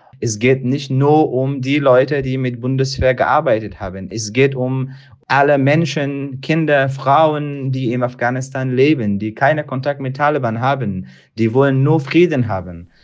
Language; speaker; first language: German; non-native, learner; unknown